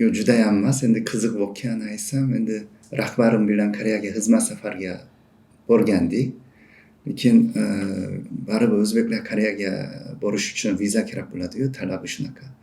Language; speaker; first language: Uzbek; non-native, fluent; Korean